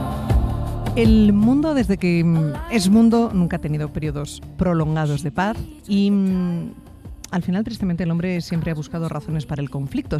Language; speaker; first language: Spanish; native; Spanish